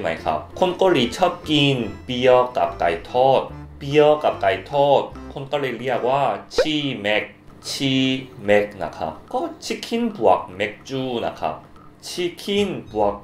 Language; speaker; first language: Thai; non-native, fluent; Korean